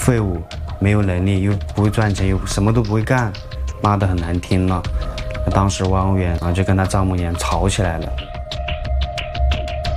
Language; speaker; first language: Chinese; native; Chinese